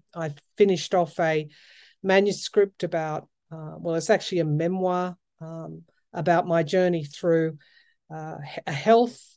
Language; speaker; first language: English; native; English